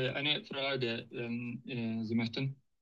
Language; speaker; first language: German; non-native, learner; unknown